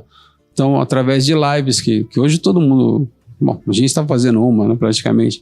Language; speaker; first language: Portuguese; native; Portuguese